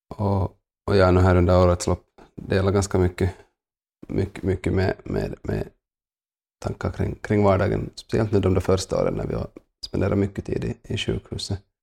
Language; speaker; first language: Swedish; native; Swedish